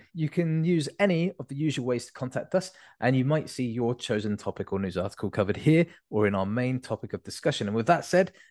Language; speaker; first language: English; native; English